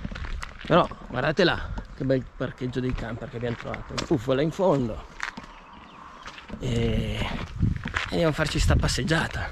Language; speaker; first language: Italian; native; Italian